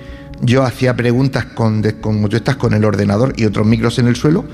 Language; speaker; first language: Spanish; native; Spanish